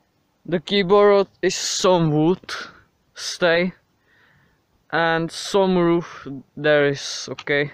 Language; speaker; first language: English; non-native, learner; Czech